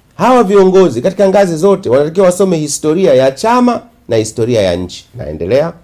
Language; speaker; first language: English; non-native, local second language; Swahili